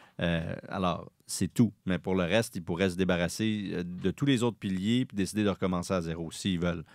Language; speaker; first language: French; native; French